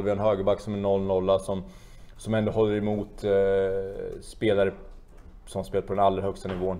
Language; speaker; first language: Swedish; native; Swedish